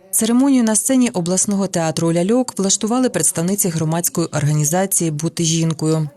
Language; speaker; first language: Ukrainian; native; Ukrainian